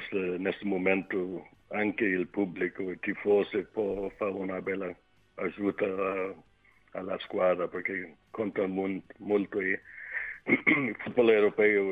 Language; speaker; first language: Italian; non-native, learner; Swedish